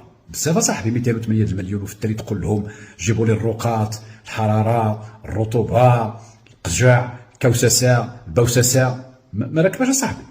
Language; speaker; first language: Arabic; native; Arabic